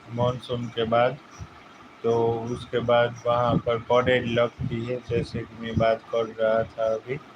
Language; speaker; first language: Hindi; non-native, local second language; Gujarati